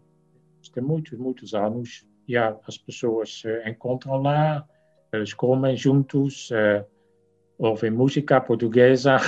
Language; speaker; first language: Portuguese; non-native, fluent; Dutch